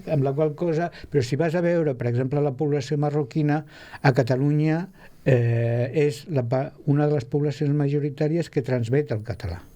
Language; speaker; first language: Catalan; native; Catalan